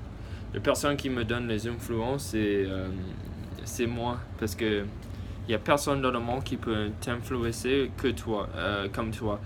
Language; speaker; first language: French; early bilingual, heritage; English